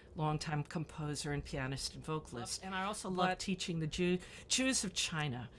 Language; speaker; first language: English; native; English